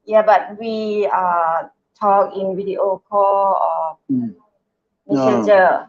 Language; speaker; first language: English; non-native, learner; Thai